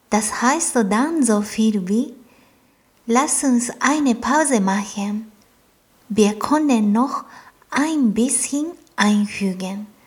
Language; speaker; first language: German; non-native, fluent; Japanese